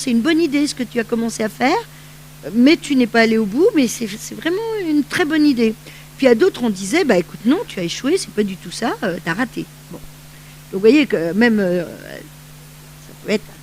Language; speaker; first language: French; native; French